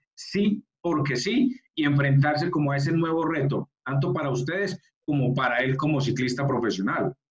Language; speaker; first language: Spanish; native; Spanish